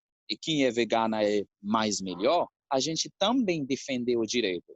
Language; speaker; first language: Portuguese; non-native, fluent; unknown